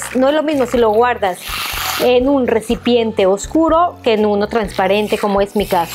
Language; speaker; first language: Spanish; native; Spanish